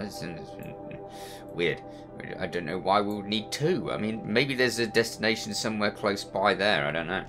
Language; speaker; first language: English; native; English